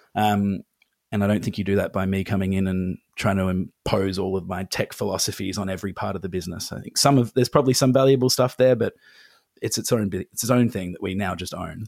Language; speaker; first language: English; native; English